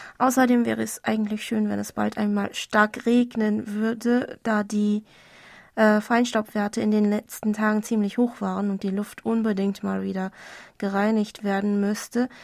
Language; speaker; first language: German; non-native, fluent; Korean